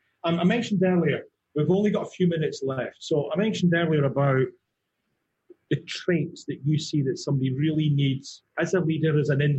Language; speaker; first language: English; native; English